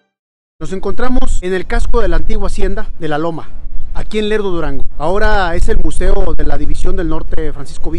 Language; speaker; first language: Spanish; native; Spanish